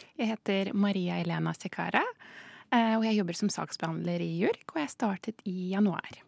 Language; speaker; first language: Norwegian; non-native, fluent; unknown